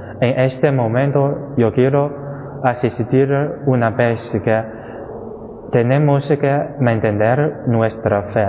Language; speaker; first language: Spanish; non-native, fluent; Chinese